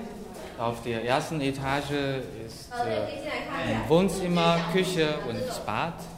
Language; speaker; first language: German; non-native, fluent; Chinese